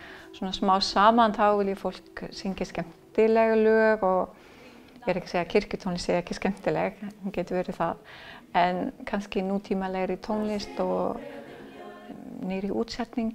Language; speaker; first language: Icelandic; non-native, fluent; English